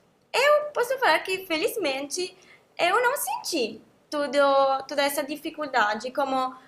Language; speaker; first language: Portuguese; non-native, fluent; Italian